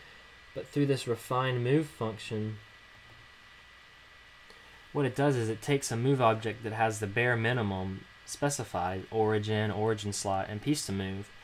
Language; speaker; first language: English; native; English